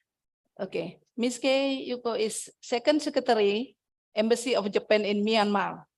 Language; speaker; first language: English; non-native, fluent; Indonesian